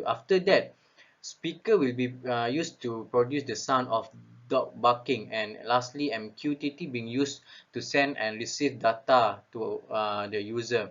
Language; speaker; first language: English; non-native, local second language; Malay